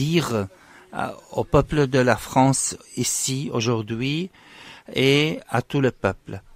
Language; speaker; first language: French; non-native, fluent; Arabic